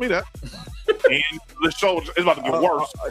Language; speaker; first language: English; native; English